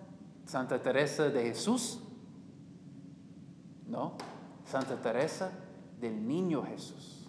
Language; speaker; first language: Spanish; non-native, learner; English